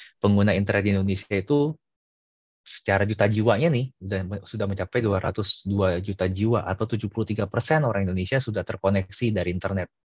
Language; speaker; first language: Indonesian; native; Indonesian